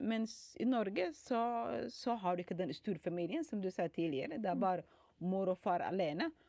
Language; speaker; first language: Norwegian; non-native, fluent; Somali